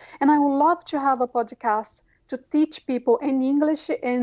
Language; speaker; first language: English; non-native, fluent; Portuguese